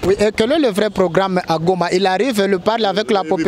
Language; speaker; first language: French; non-native, local second language; Swahili